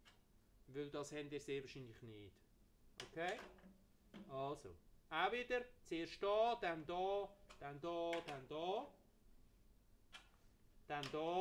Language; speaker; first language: German; native; German